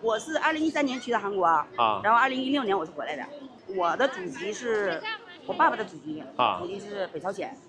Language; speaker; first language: Chinese; non-native, local second language; Korean